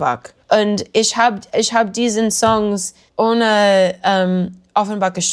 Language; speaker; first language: German; non-native, learner; English